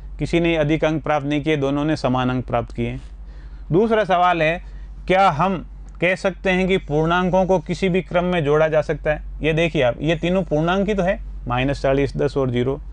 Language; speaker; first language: Hindi; native; Hindi